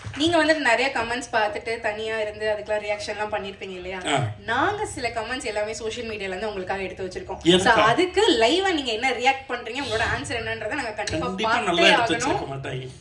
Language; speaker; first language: Tamil; non-native, fluent; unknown